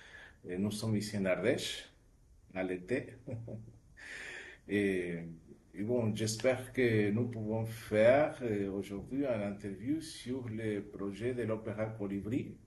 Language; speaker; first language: French; non-native, fluent; Spanish